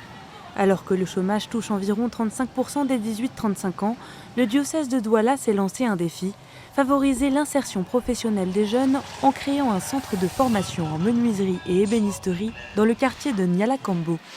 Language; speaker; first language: French; native; French